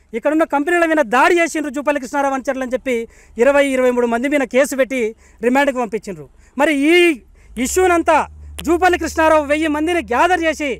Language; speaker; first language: Telugu; native; Telugu